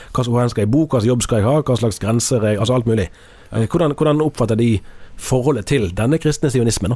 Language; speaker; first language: Norwegian; native; Norwegian